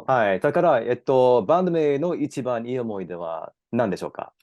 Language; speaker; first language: Japanese; non-native, learner; English